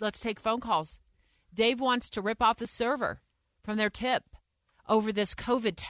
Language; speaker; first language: English; native; English